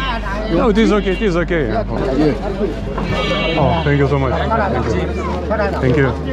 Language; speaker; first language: English; non-native, learner; Lithuanian